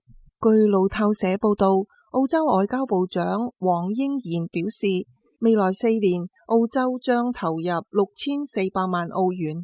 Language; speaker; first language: Chinese; non-native, local second language; Cantonese